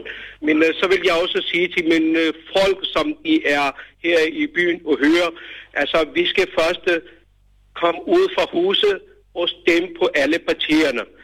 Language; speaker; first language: Danish; non-native, learner; Urdu